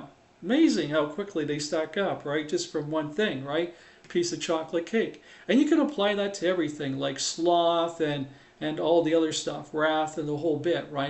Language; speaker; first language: English; native; English